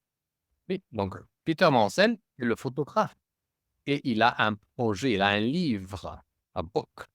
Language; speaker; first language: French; non-native, fluent; English